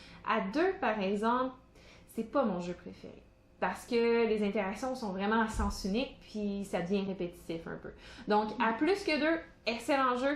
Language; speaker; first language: French; native; French